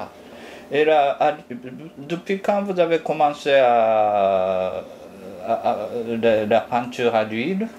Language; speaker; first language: French; non-native, fluent; Japanese